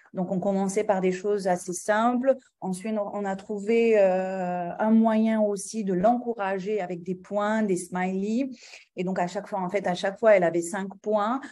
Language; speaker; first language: French; non-native, local second language; Arabic